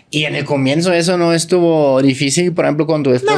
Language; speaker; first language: Spanish; native; Spanish